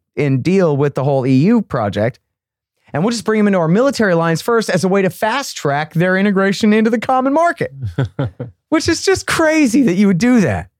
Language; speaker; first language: English; native; English